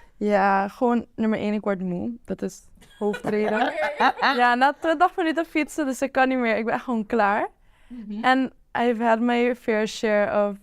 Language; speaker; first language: Dutch; non-native, local second language; Papiamento